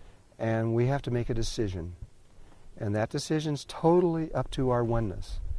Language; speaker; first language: English; native; English